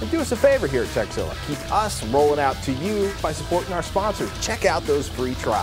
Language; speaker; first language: English; native; English